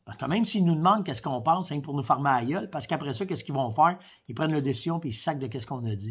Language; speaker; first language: French; native; French